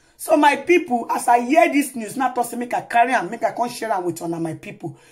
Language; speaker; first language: Nigerian Pidgin; non-native, local second language; Yoruba